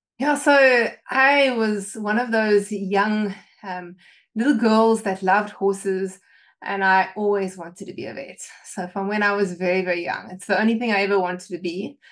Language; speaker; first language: English; native; English